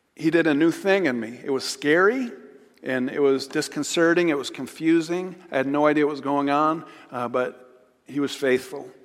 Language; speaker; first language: English; native; English